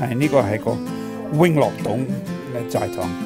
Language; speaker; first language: Cantonese; non-native, fluent; English